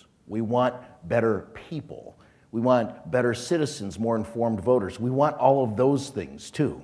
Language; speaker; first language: English; native; English